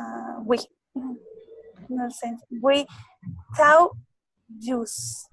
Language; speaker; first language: English; non-native, learner; Spanish